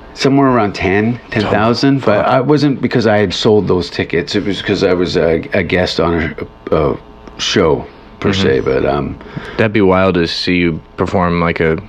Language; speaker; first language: English; native; English